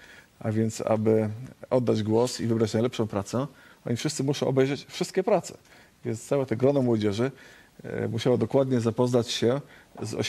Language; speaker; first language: Polish; native; Polish